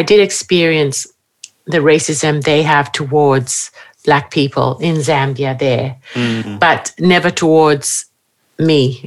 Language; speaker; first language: English; native; English